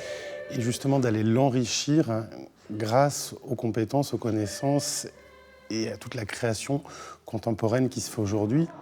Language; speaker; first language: French; native; French